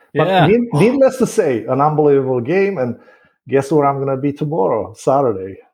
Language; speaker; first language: English; non-native, fluent; Romanian